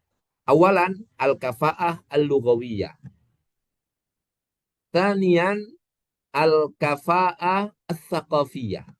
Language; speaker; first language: Arabic; non-native, fluent; Indonesian